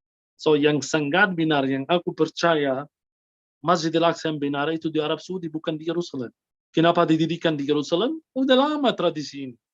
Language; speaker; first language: Indonesian; non-native, fluent; Arabic